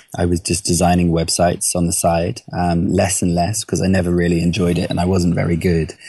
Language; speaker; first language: English; native; English